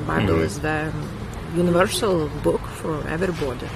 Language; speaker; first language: English; non-native, fluent; Lithuanian